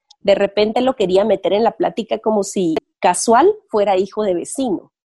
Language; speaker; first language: Spanish; native; Spanish